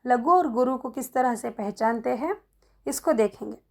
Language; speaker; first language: Hindi; non-native, local second language; Kannada